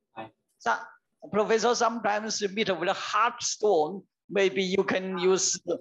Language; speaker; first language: English; non-native, learner; Chinese